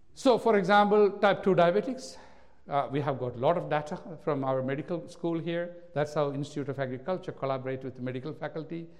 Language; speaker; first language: English; non-native, local second language; Malayalam